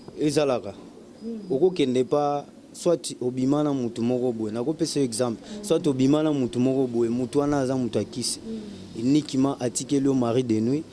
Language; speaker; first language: Lingala; non-native, local second language; Kongo